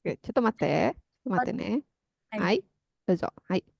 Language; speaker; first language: Japanese; non-native, fluent; Indonesian